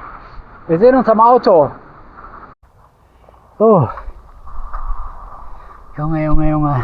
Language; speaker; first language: German; native; German